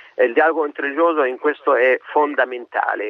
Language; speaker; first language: Italian; non-native, fluent; Arabic